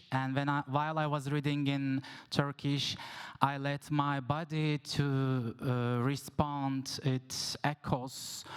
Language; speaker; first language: English; non-native, fluent; Turkish